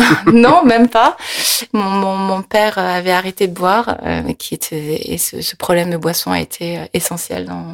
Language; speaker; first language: French; early bilingual, other home language; Korean